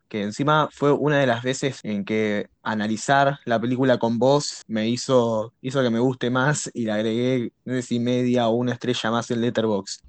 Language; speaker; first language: Spanish; native; Spanish